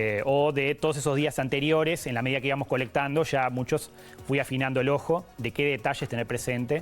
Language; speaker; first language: Spanish; native; Spanish